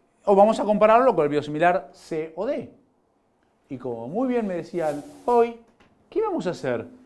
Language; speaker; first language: Spanish; native; Spanish